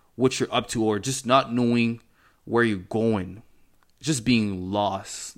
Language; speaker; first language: English; non-native, fluent; French